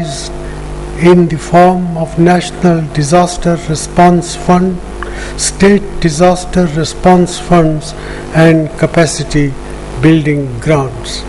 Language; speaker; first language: English; non-native, local second language; Punjabi